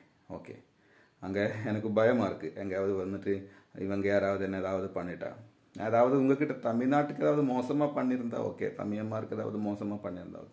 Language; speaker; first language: Tamil; non-native, learner; Malayalam